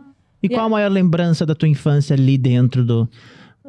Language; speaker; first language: Portuguese; native; Portuguese